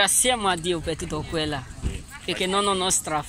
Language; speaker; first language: Italian; non-native, learner; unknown